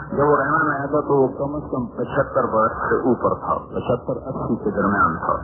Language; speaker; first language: Urdu; non-native, local second language; Punjabi